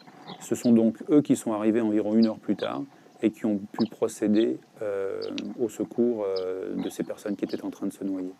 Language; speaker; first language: French; native; French